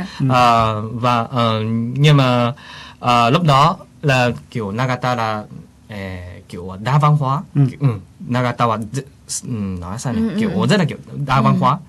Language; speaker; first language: Vietnamese; early bilingual, heritage; Vietnamese